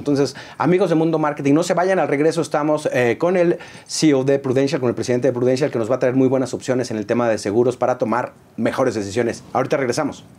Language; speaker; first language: Spanish; native; Spanish